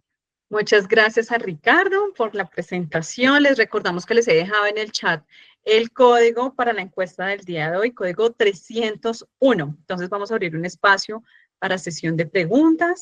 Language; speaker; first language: Spanish; native; Spanish